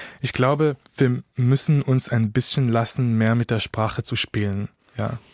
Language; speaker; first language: German; non-native, fluent; Hebrew